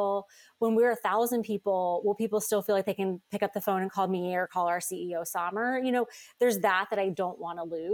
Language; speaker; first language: English; native; English